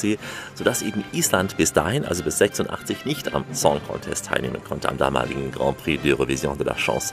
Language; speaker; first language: German; native; German